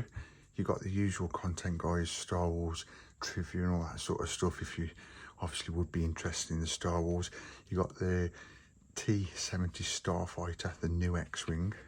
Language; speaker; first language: English; native; English